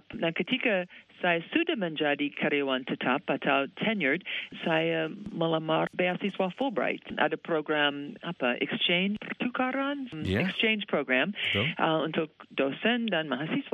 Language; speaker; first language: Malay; non-native, fluent; English